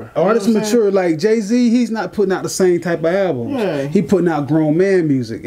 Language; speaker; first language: English; native; English